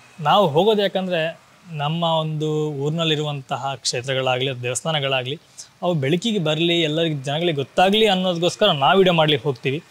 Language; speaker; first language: Kannada; non-native, local second language; Tulu